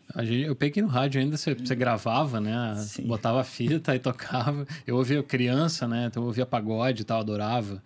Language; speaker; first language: Portuguese; native; Portuguese